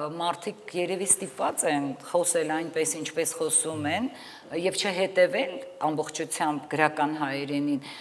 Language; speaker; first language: Armenian; native; Armenian